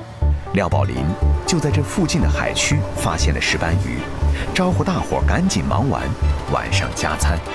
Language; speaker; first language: Chinese; native; Chinese